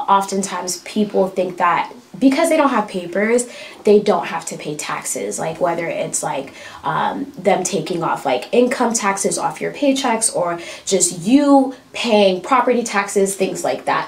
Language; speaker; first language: English; early bilingual, other home language; French